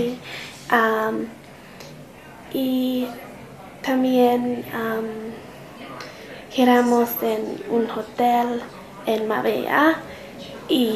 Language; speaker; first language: Spanish; non-native, learner; English